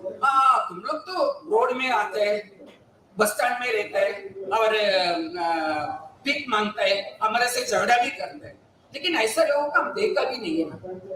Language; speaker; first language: Hindi; non-native, local second language; Tamil